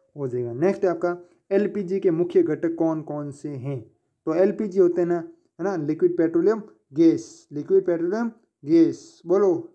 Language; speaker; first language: Hindi; native; Hindi